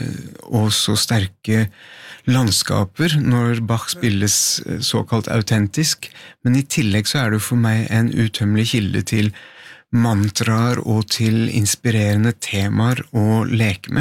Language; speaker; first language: Norwegian; native; Norwegian